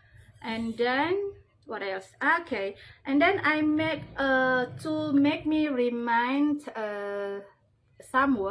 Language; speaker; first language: English; non-native, learner; Indonesian